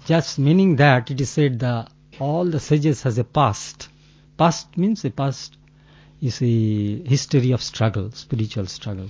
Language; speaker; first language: English; non-native, local second language; Bangla